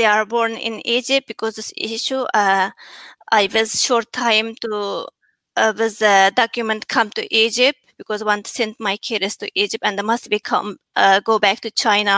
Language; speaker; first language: English; non-native, learner; Chinese